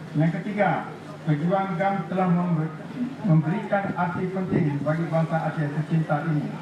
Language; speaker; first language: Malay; non-native, local second language; Achinese